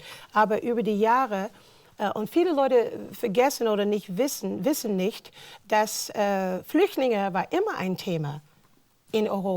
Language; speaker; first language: German; non-native, fluent; English